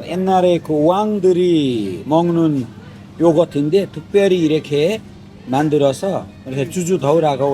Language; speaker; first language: Korean; non-native, fluent; Nepali